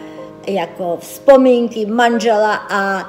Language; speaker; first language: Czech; early bilingual, heritage; Czech